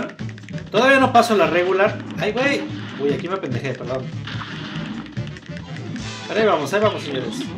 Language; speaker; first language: Spanish; native; Spanish